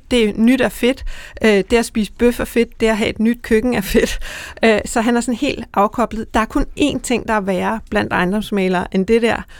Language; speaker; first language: Danish; native; Danish